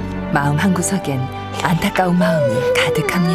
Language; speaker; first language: Korean; native; Korean